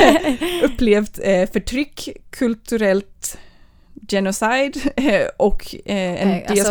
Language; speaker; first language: Swedish; native; Swedish